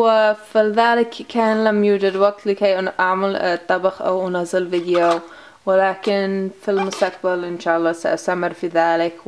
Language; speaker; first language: Arabic; non-native, learner; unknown